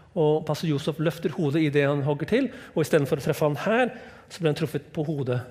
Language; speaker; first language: Norwegian; non-native, fluent; English